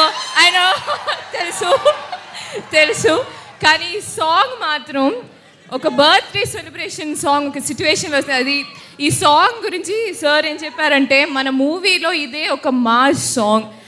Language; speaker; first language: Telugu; non-native, local second language; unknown